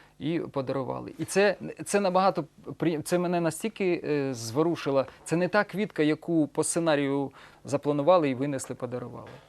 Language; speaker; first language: Ukrainian; non-native, local second language; Russian